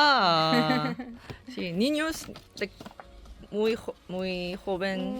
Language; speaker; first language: Spanish; non-native, learner; Korean